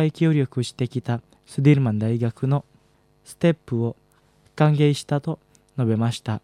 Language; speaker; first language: Japanese; non-native, fluent; Indonesian